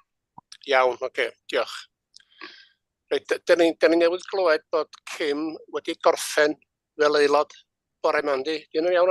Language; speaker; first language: Welsh; native; Welsh